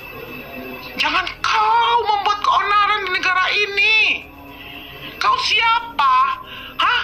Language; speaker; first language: Indonesian; native; Indonesian